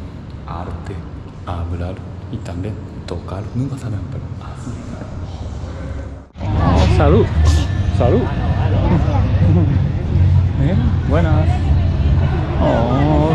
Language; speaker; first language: Spanish; non-native, learner; Japanese